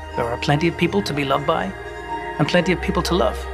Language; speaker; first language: English; native; English